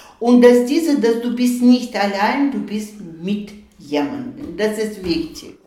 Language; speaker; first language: German; non-native, learner; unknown